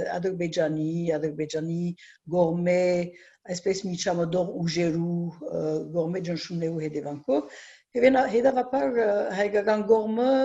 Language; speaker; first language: Armenian; early bilingual, heritage; Armenian